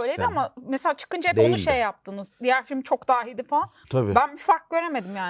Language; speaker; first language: Turkish; native; Turkish